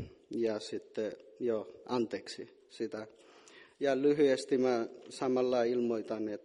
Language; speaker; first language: Finnish; non-native, fluent; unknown